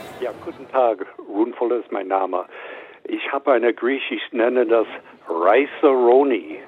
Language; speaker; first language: German; non-native, fluent; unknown